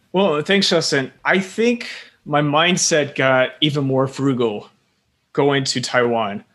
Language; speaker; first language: English; native; English